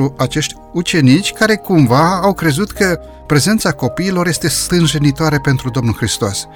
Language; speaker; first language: Romanian; native; Romanian